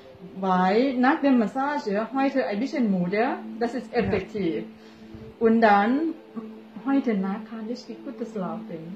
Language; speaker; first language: German; non-native, learner; Thai